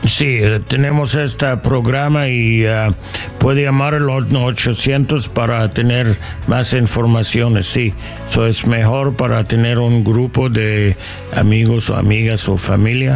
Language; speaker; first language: Spanish; non-native, learner; English